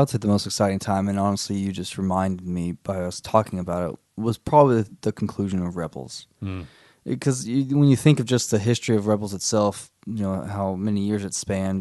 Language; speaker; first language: English; native; English